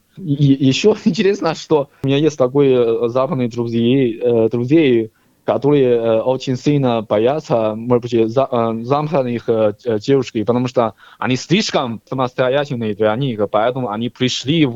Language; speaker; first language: Russian; non-native, learner; Chinese